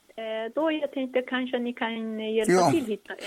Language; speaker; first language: Swedish; non-native, learner; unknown